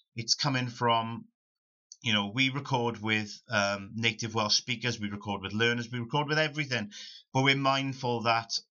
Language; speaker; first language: English; native; English